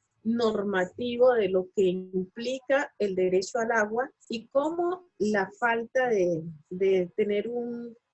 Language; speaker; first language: Spanish; native; Spanish